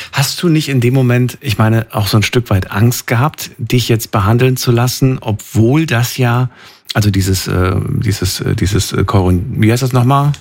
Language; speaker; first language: German; native; German